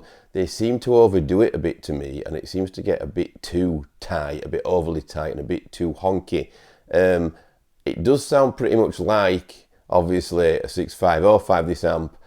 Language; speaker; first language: English; native; English